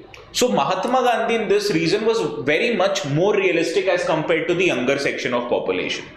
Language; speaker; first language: English; non-native, local second language; Hindi